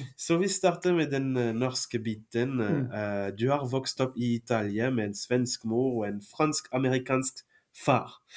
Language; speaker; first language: Norwegian; non-native, fluent; French